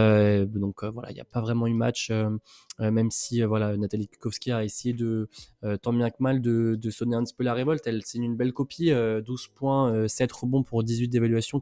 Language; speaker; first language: French; native; French